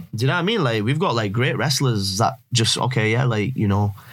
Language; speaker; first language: English; early bilingual, other home language; Urdu